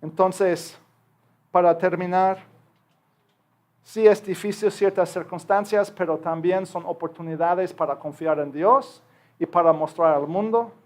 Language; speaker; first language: Spanish; non-native, fluent; English